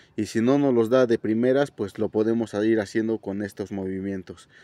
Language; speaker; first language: Spanish; native; Spanish